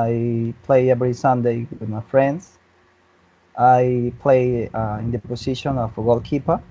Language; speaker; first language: English; non-native, learner; Spanish